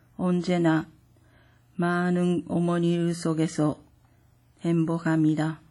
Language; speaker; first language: Korean; non-native, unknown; Japanese